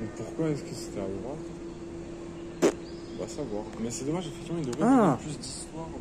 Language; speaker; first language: French; native; French